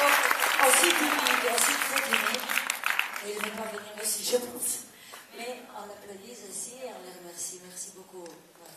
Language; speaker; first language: French; non-native, fluent; Italian